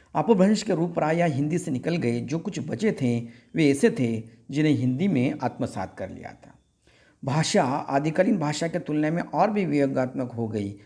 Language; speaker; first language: Hindi; non-native, local second language; Marathi